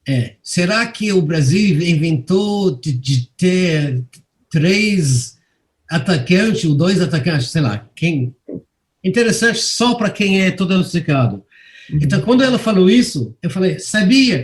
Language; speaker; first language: Portuguese; non-native, fluent; English